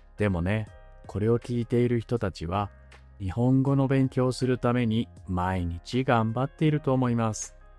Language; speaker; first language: Japanese; native; Japanese